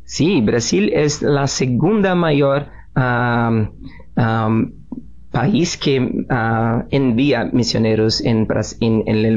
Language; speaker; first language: Spanish; non-native, learner; Portuguese